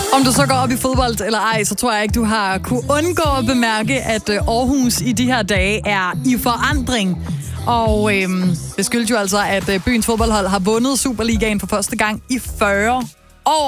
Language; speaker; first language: Danish; native; Danish